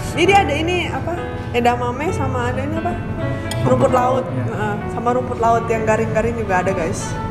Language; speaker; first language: Indonesian; native; Indonesian